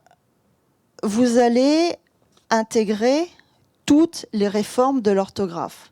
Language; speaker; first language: French; native; French